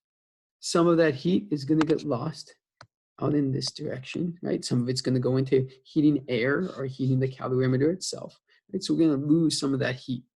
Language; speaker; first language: English; native; English